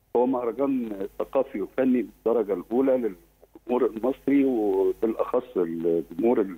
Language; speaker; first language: Arabic; native; Arabic